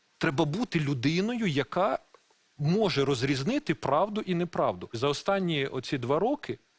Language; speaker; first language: Ukrainian; non-native, local second language; Russian